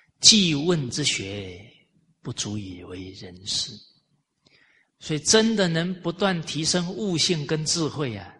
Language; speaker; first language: Chinese; native; Chinese